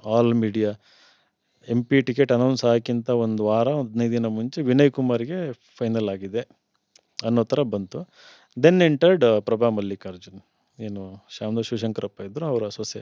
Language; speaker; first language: Kannada; native; Kannada